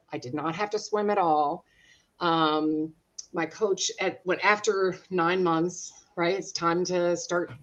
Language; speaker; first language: English; native; English